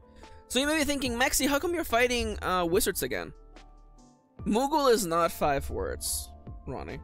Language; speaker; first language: English; native; English